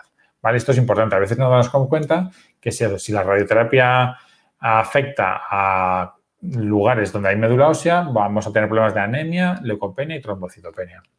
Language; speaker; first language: Spanish; native; Spanish